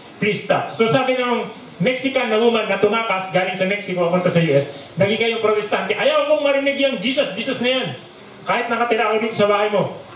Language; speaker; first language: Filipino; non-native, local second language; Bikol